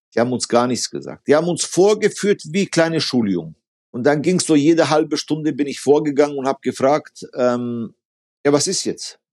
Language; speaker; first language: German; early bilingual, other home language; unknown